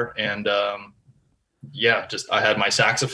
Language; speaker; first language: English; native; English